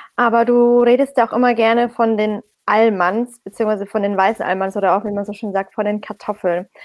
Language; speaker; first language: German; early bilingual, other home language; Persian